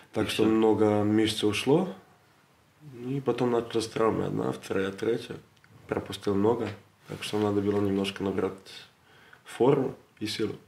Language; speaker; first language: Russian; non-native, learner; Serbian